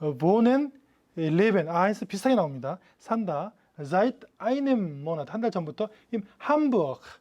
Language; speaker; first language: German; non-native, fluent; Korean